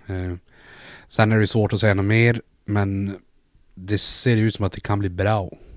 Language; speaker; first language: Swedish; native; Swedish